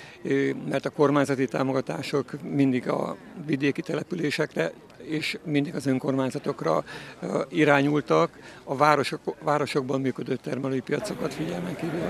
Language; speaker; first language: Hungarian; native; Hungarian